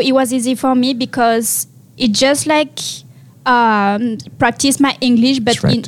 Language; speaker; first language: English; non-native, learner; French